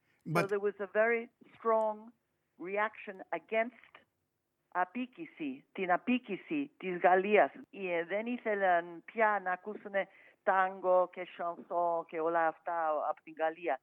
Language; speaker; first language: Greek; non-native, fluent; English